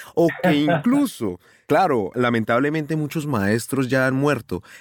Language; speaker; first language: Spanish; native; Spanish